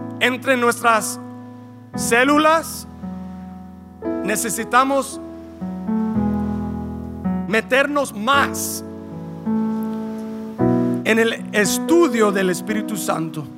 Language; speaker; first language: Spanish; early bilingual, heritage; Spanish